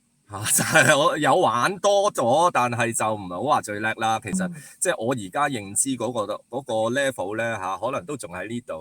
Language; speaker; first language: Cantonese; native; Cantonese